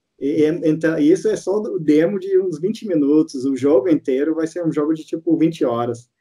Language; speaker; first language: Portuguese; non-native, fluent; English